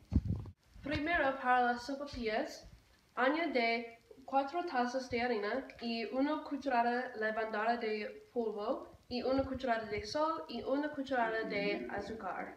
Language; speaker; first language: Spanish; non-native, learner; English